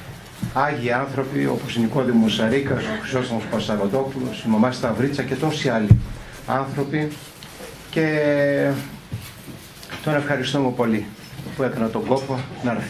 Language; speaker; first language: Greek; native; Greek